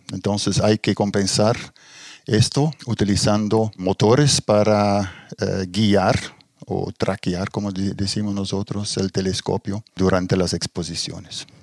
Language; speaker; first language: Spanish; non-native, fluent; Dutch